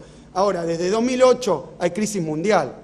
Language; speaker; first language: Spanish; native; Spanish